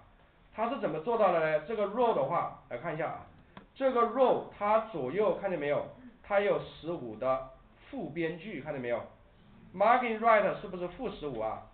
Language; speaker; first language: Chinese; native; Chinese